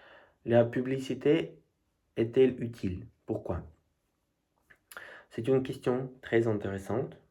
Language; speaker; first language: French; non-native, fluent; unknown